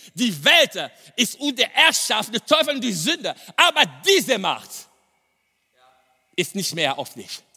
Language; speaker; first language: German; non-native, fluent; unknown